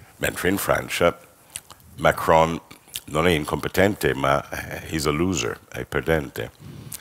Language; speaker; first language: Italian; non-native, fluent; English